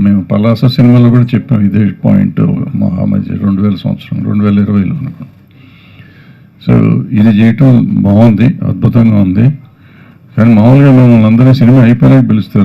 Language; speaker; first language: Telugu; native; Telugu